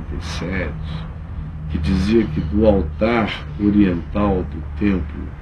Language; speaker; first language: Portuguese; native; Portuguese